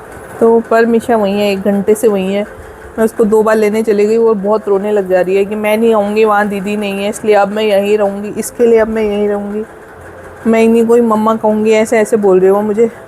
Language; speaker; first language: Hindi; native; Hindi